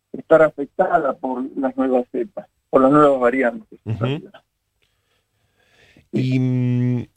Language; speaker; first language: Spanish; native; Spanish